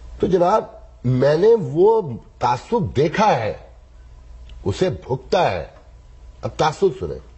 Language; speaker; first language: Urdu; native; Urdu